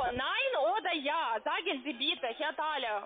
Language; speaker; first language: German; non-native, learner; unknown